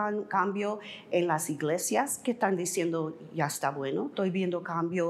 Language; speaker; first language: Spanish; early bilingual, heritage; English